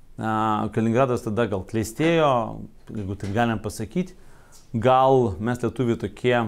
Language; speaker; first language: Lithuanian; non-native, local second language; Russian